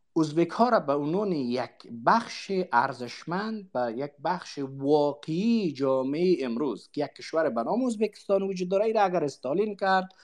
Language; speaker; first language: Persian; non-native, local second language; Uzbek